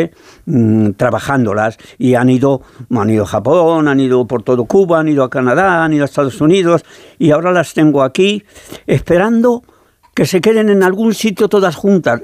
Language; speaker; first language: Spanish; native; Spanish